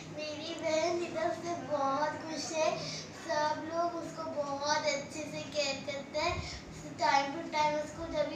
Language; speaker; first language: Hindi; non-native, local second language; Malayalam